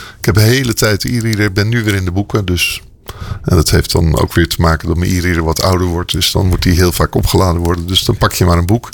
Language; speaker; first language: Dutch; native; Dutch